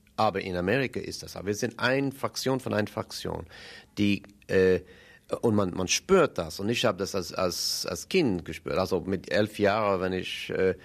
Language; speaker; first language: German; non-native, fluent; English